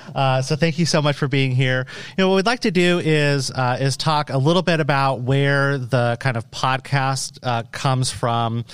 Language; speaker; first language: English; native; English